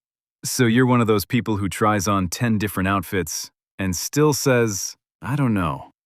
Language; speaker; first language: English; native; English